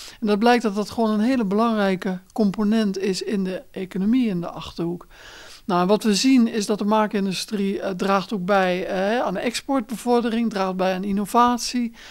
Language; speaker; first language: Dutch; native; Dutch